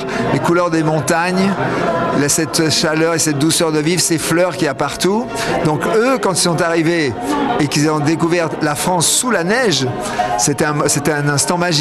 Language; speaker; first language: French; native; French